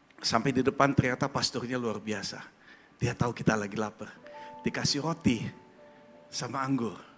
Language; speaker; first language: Indonesian; early bilingual, heritage; German